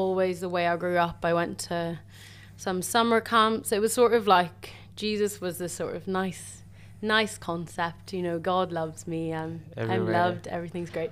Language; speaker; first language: English; native; English